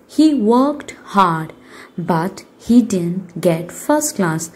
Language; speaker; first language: English; non-native, local second language; Malayalam